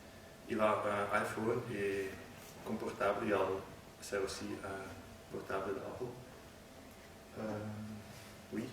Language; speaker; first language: French; non-native, learner; Dutch